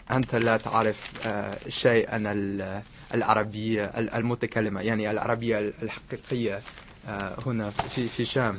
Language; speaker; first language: Arabic; non-native, fluent; English